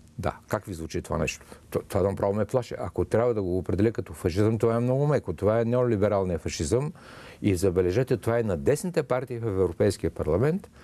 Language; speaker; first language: Bulgarian; native; Bulgarian